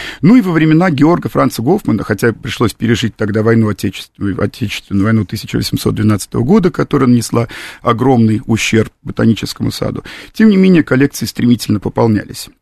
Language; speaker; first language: Russian; native; Russian